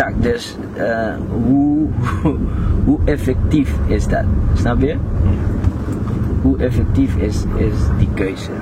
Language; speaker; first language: Dutch; non-native, local second language; Papiamento